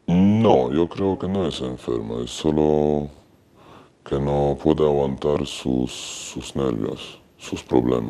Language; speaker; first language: Spanish; non-native, learner; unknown